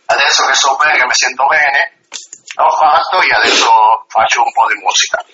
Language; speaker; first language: Italian; early bilingual, other home language; Spanish